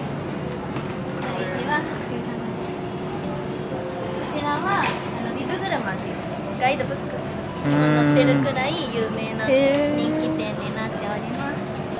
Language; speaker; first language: Japanese; native; Japanese